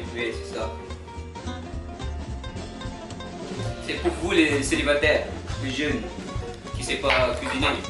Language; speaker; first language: French; non-native, learner; Malay